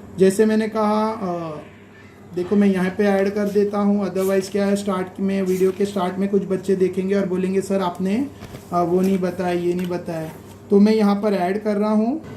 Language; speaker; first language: Hindi; native; Hindi